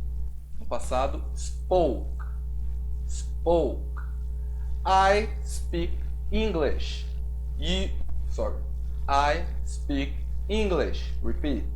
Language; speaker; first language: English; non-native, fluent; Portuguese